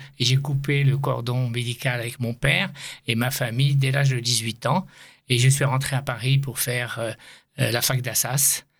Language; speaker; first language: French; native; French